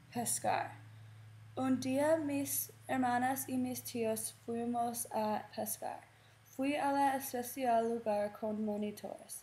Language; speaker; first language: Spanish; non-native, learner; English